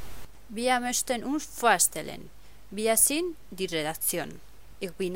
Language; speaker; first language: German; non-native, fluent; Spanish